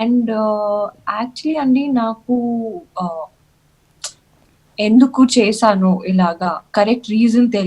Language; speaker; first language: Telugu; non-native, learner; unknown